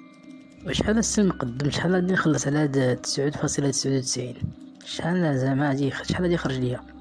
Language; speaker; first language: Arabic; native; Arabic